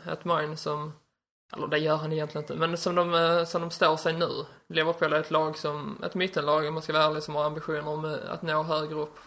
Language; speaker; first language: Swedish; native; Swedish